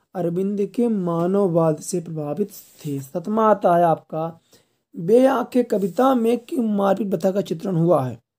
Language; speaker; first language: Hindi; native; Hindi